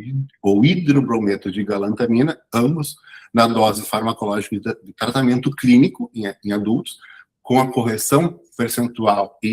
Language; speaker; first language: Portuguese; native; Portuguese